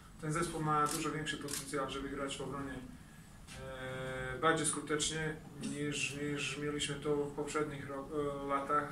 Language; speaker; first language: Polish; non-native, fluent; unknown